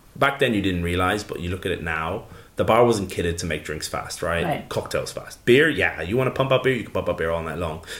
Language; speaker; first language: English; native; English